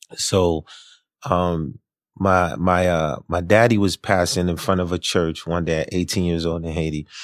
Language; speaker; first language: English; early bilingual, other home language; Haitian Creole